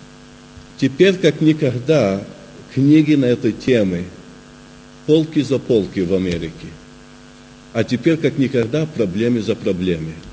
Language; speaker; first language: Russian; early bilingual, heritage; Russian